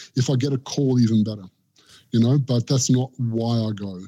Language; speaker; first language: English; native; English